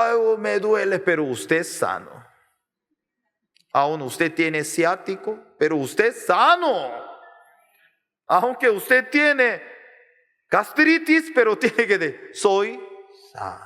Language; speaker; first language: Spanish; non-native, learner; Korean